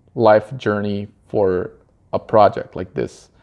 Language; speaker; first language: English; early bilingual, other home language; Spanish